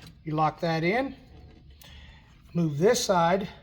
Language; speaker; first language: English; native; English